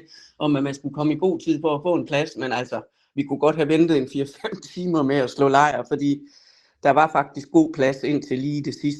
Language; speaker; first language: Danish; native; Danish